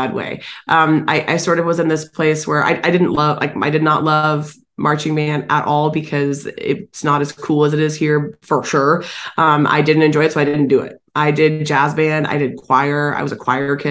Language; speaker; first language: English; native; English